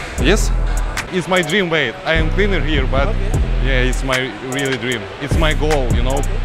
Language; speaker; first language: English; non-native, learner; Russian